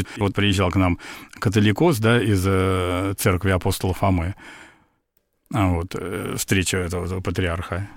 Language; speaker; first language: Russian; native; Russian